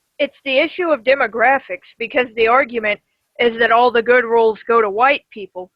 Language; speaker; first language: English; native; English